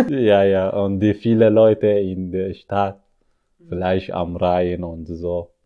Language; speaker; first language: German; non-native, learner; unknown